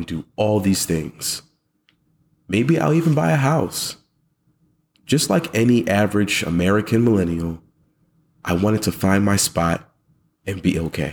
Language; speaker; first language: English; native; English